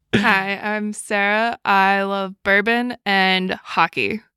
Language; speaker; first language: English; native; English